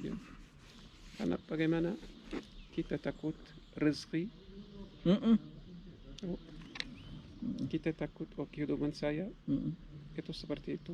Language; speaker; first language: Indonesian; non-native, learner; Arabic